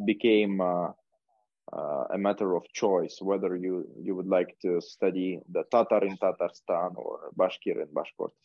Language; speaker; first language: English; non-native, fluent; Russian